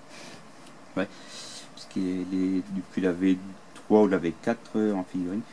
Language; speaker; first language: French; native; French